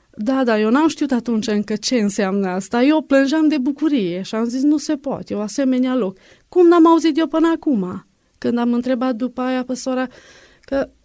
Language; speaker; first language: Romanian; non-native, local second language; Hungarian